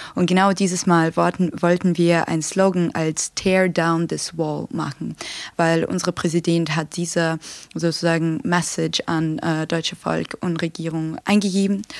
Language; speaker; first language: German; non-native, fluent; Ukrainian